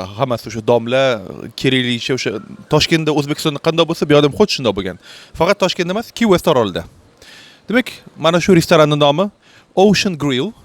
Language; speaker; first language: Uzbek; native; Uzbek